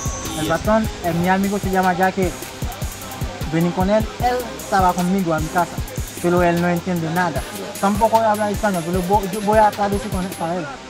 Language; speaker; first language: Spanish; non-native, learner; Haitian Creole